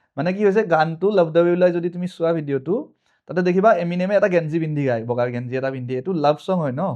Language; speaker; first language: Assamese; native; Assamese